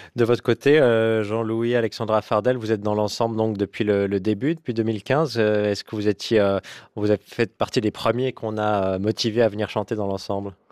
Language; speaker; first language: French; native; French